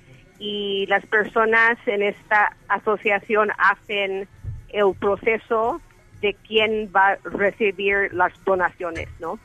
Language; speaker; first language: Spanish; early bilingual, heritage; English